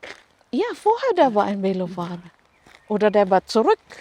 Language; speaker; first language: German; non-native, learner; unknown